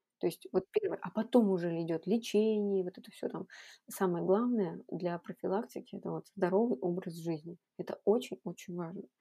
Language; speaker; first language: Russian; native; Russian